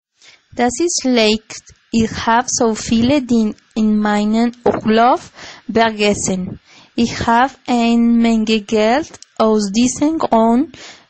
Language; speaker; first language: German; non-native, learner; Spanish